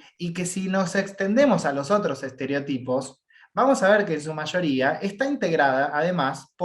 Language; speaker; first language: Spanish; native; Spanish